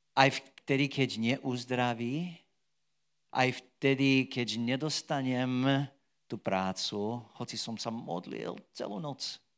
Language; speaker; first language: Slovak; non-native, fluent; English